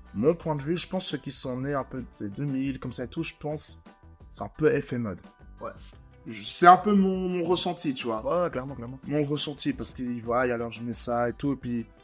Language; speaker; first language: French; native; French